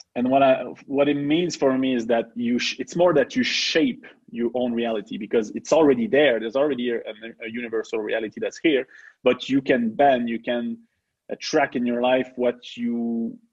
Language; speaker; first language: English; non-native, fluent; French